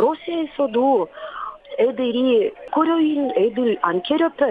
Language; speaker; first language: Korean; non-native, learner; Russian